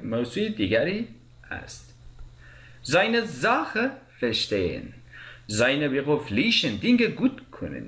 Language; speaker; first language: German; non-native, fluent; Persian